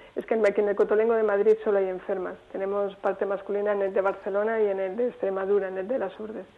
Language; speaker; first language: Spanish; native; Spanish